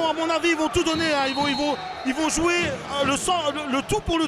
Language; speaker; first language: French; native; French